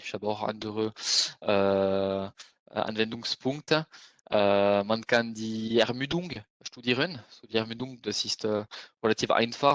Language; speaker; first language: German; non-native, fluent; French